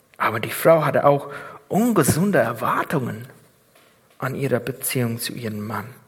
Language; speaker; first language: German; non-native, fluent; English